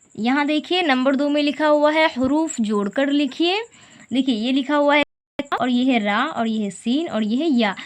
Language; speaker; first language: Hindi; native; Hindi